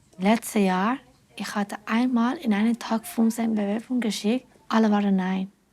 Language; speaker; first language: German; non-native, learner; Persian